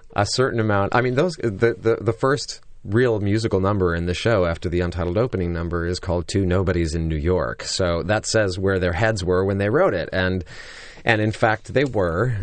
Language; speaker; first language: English; native; English